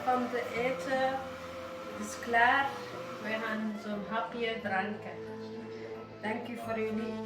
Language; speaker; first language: Dutch; non-native, learner; Kurdish